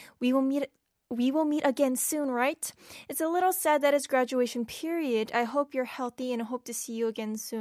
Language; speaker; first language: English; non-native, fluent; Korean